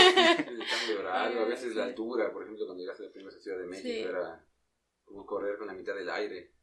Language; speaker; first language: Spanish; native; Spanish